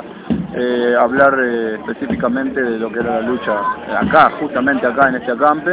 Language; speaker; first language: Spanish; native; Spanish